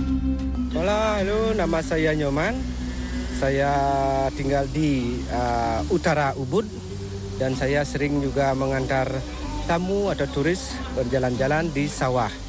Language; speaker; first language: Indonesian; non-native, local second language; Balinese